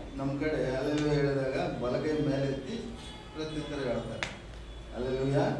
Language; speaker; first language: Kannada; non-native, local second language; Telugu